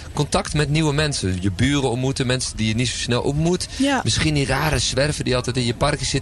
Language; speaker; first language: Dutch; native; Dutch